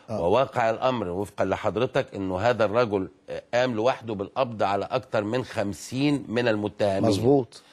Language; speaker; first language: Arabic; native; Arabic